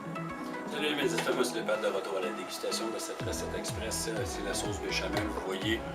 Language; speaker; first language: French; native; French